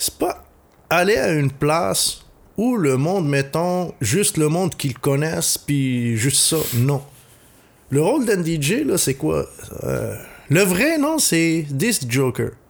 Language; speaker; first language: French; non-native, local second language; Arabic